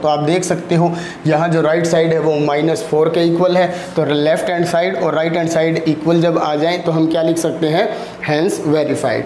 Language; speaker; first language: Hindi; native; Hindi